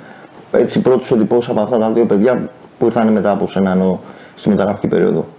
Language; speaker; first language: Greek; native; Greek